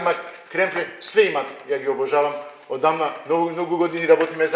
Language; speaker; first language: Macedonian; non-native, fluent; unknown